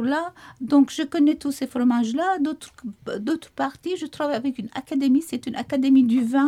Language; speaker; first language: French; non-native, fluent; Turkish